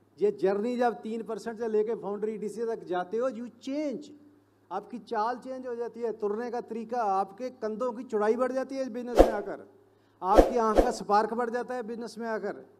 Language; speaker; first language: Hindi; non-native, local second language; Punjabi